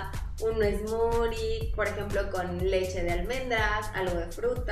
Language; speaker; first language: Spanish; native; Spanish